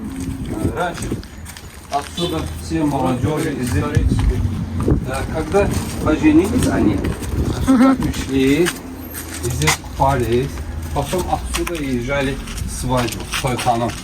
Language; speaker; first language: Russian; non-native, local second language; Azerbaijani